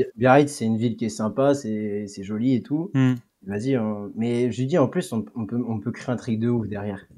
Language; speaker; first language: French; native; French